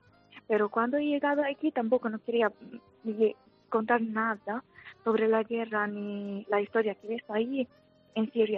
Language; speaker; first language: Spanish; non-native, fluent; Arabic